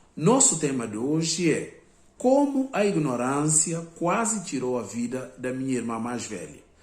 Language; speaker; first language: Portuguese; non-native, local second language; Upper Guinea Crioulo